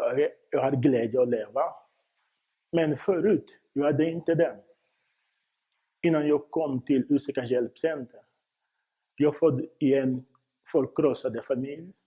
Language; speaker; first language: Swedish; non-native, fluent; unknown